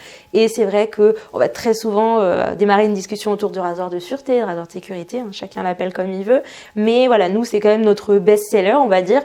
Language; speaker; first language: French; native; French